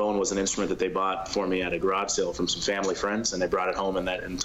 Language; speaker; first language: English; native; English